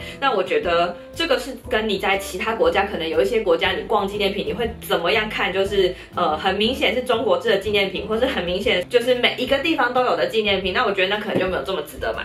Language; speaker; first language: Chinese; native; Chinese